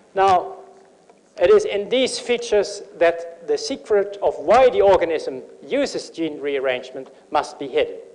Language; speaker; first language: English; non-native, fluent; Dutch